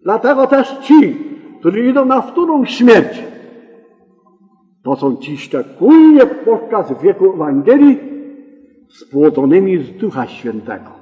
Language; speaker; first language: Polish; native; Polish